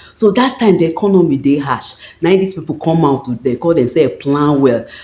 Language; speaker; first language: Nigerian Pidgin; native; Nigerian Pidgin